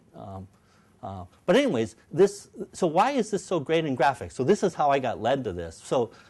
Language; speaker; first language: English; native; English